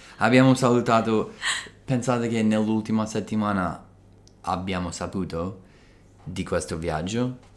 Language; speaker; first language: Italian; non-native, fluent; English